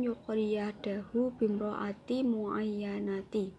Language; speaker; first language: Arabic; non-native, learner; Indonesian